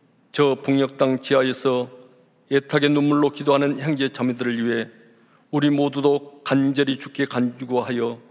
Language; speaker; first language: Korean; native; Korean